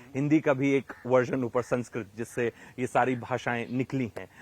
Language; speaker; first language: Hindi; native; Hindi